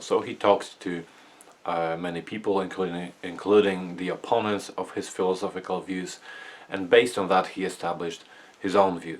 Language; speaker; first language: English; non-native, fluent; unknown